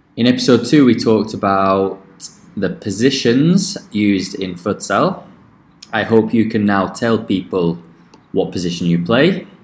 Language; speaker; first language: English; native; English